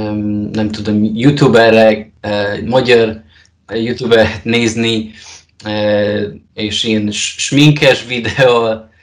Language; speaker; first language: Hungarian; non-native, learner; Polish